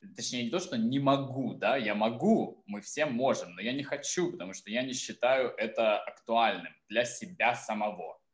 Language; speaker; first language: Russian; native; Russian